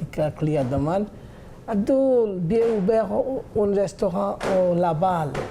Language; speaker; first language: French; non-native, learner; Bangla